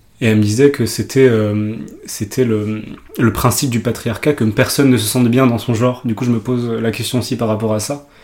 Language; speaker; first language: French; early bilingual, other home language; Urdu